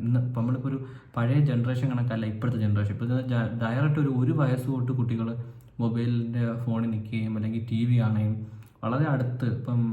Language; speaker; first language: Malayalam; native; Malayalam